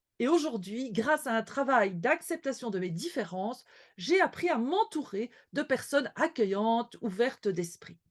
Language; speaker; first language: French; native; French